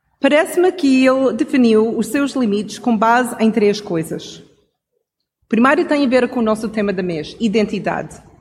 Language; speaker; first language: Portuguese; non-native, fluent; English